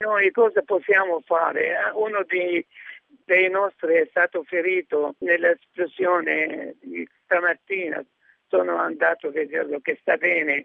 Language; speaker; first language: Italian; non-native, fluent; Arabic